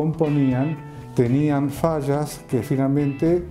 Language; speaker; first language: Spanish; native; Spanish